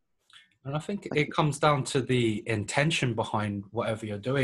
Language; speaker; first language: English; native; English